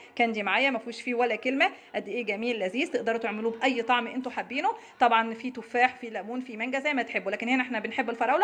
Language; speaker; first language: Arabic; native; Arabic